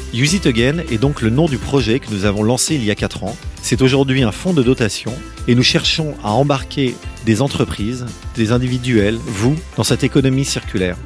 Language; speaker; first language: French; native; French